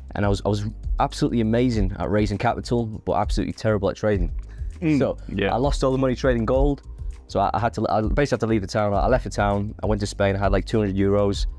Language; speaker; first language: English; native; English